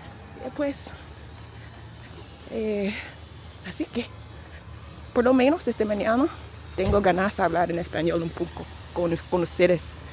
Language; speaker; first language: Spanish; non-native, learner; English